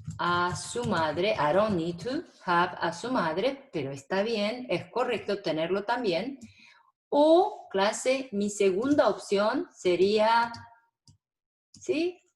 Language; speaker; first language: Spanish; non-native, fluent; Korean